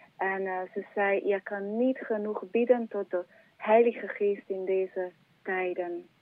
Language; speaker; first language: Dutch; non-native, fluent; Slovak